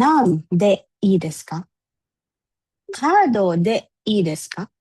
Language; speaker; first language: Japanese; non-native, fluent; Filipino